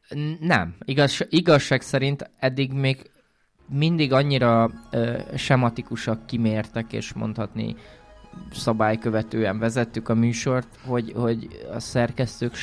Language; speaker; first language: Hungarian; native; Hungarian